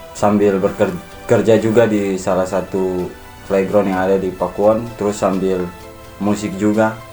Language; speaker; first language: Indonesian; native; Indonesian